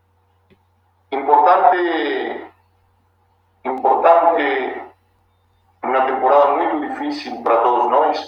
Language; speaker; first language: Portuguese; non-native, fluent; Spanish